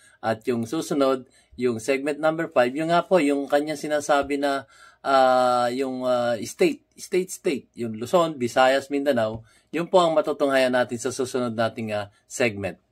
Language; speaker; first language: Filipino; native; Filipino